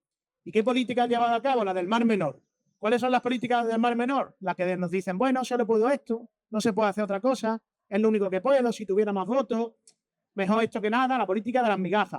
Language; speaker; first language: Spanish; native; Spanish